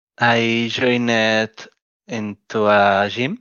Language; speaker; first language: English; non-native, learner; Spanish